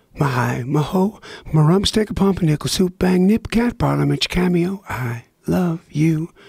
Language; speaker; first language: English; native; English